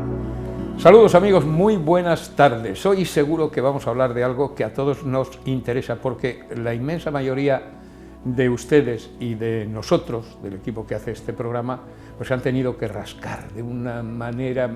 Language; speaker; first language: Spanish; native; Spanish